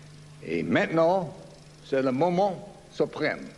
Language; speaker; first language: French; native; French